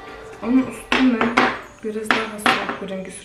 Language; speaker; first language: Turkish; non-native, fluent; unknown